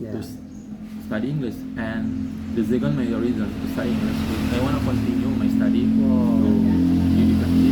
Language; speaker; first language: English; non-native, learner; Indonesian